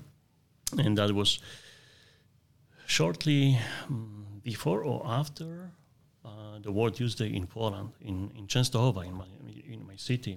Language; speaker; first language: English; non-native, fluent; Polish